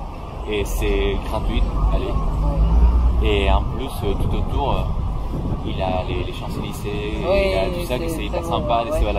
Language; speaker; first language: French; non-native, fluent; Spanish